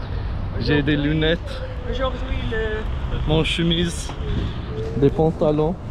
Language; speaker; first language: French; non-native, learner; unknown